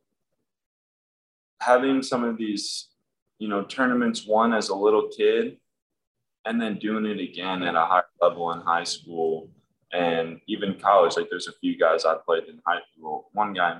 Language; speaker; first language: English; native; English